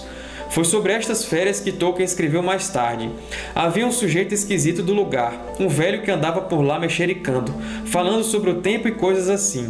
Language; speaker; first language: Portuguese; native; Portuguese